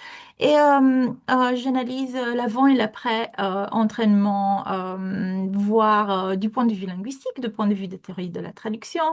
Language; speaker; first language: French; non-native, fluent; Romanian